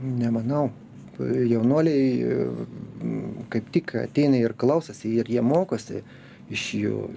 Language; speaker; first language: Lithuanian; non-native, local second language; Russian